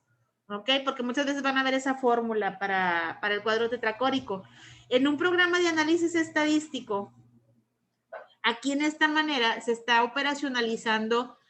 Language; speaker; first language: Spanish; native; Spanish